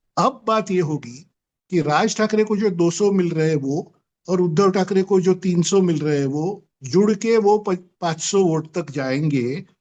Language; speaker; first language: Hindi; non-native, local second language; Marathi